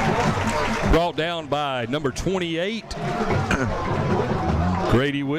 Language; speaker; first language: English; native; English